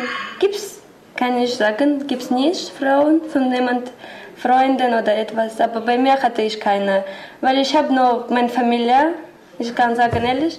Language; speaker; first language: German; non-native, learner; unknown